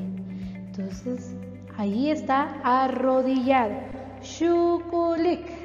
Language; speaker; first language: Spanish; non-native, local second language; Kaqchikel